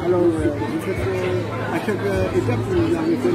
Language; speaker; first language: French; native; French